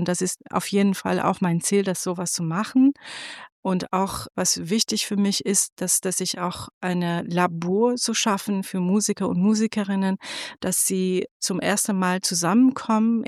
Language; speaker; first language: German; non-native, fluent; Persian